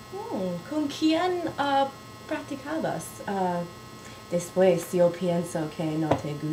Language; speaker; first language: Spanish; non-native, learner; English